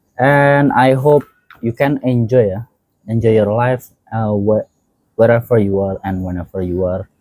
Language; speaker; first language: English; non-native, fluent; Indonesian